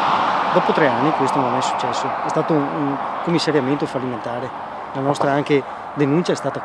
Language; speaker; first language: Italian; native; Italian